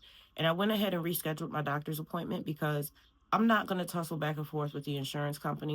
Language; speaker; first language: English; native; English